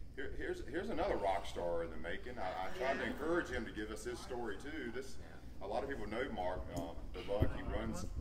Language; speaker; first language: English; native; English